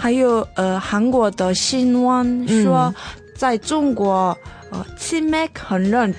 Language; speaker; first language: Chinese; non-native, learner; Korean